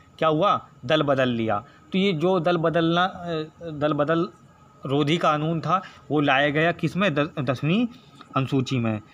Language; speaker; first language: Hindi; native; Hindi